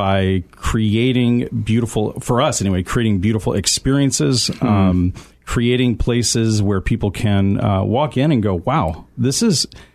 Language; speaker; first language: English; native; English